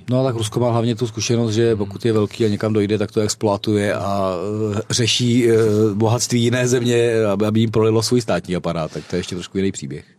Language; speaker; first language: Czech; native; Czech